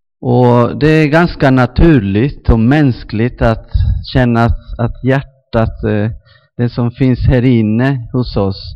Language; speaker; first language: Swedish; non-native, fluent; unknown